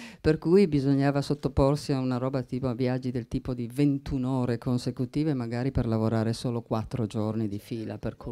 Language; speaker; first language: Italian; native; Italian